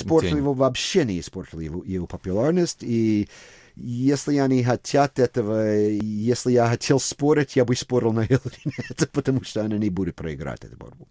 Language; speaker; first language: Russian; non-native, fluent; English